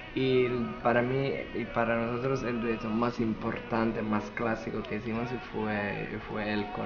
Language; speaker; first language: Spanish; non-native, learner; Italian